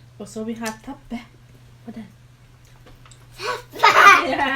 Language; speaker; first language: Norwegian; non-native, learner; Thai